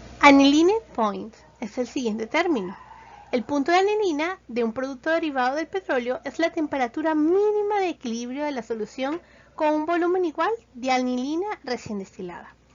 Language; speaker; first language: Spanish; native; Spanish